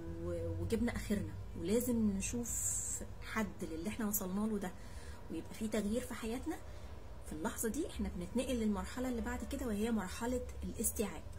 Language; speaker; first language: Arabic; native; Arabic